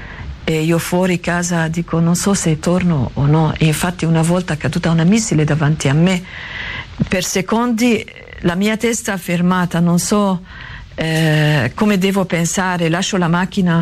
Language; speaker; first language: Italian; non-native, learner; Arabic